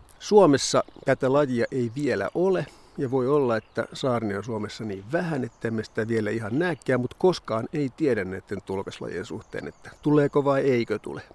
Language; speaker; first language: Finnish; native; Finnish